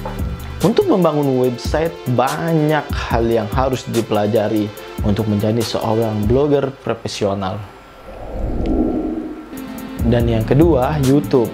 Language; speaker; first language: Indonesian; native; Indonesian